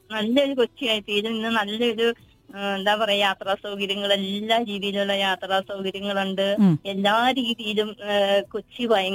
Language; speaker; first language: Malayalam; native; Malayalam